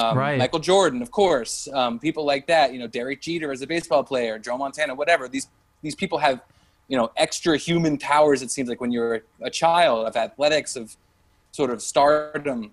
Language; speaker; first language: English; native; English